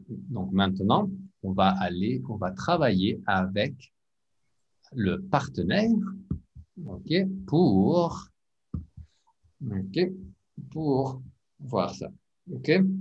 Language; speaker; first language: French; non-native, learner; English